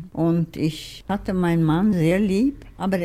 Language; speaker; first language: German; non-native, fluent; Swedish